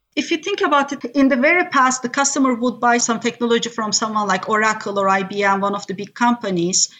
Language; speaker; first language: English; non-native, fluent; Turkish